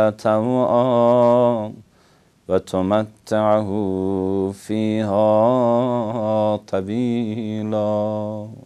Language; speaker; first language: Arabic; non-native, fluent; Persian